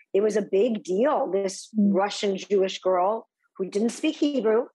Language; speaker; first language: English; native; English